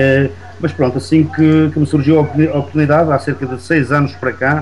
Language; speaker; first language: Portuguese; native; Portuguese